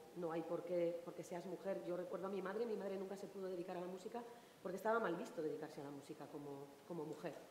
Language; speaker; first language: Spanish; native; Spanish